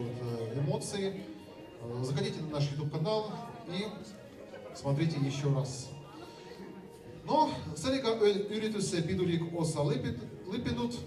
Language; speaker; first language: Russian; native; Russian